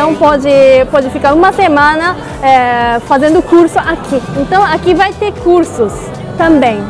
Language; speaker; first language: Portuguese; non-native, learner; Japanese